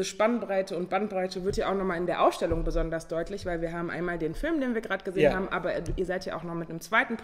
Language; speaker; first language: German; native; German